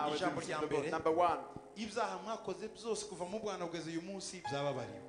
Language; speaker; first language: English; non-native, fluent; Kinyarwanda